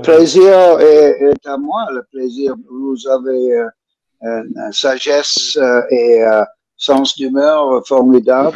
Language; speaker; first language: French; non-native, fluent; English